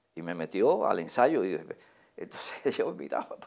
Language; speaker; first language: Spanish; native; Spanish